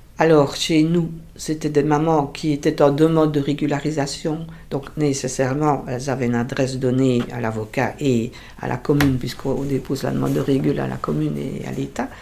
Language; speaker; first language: French; native; French